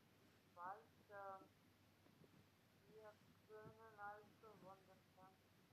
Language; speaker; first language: German; non-native, learner; Macedonian